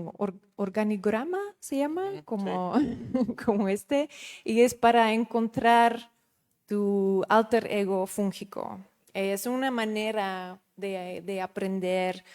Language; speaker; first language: Spanish; non-native, fluent; Dutch